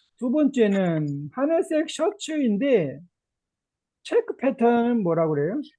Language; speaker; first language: Korean; native; Korean